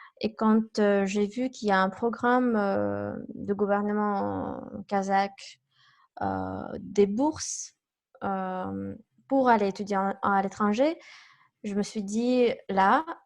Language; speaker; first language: French; non-native, fluent; Kazakh